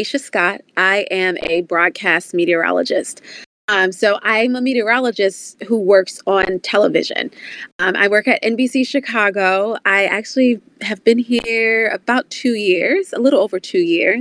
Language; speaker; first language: English; native; English